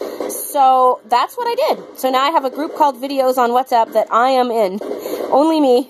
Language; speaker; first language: English; native; English